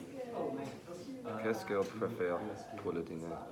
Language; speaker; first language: French; non-native, learner; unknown